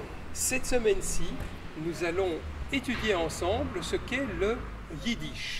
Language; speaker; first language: French; native; French